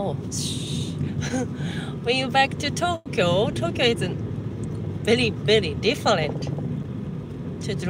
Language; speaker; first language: English; non-native, learner; Japanese